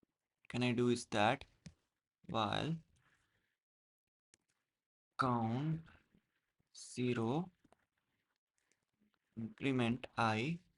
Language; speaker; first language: English; non-native, local second language; Hindi